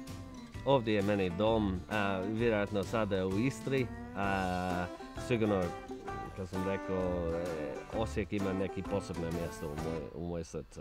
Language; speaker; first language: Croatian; non-native, learner; English